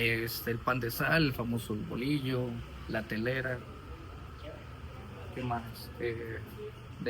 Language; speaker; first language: Spanish; native; Spanish